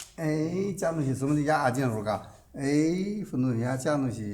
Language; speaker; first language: Russian; non-native, learner; Chinese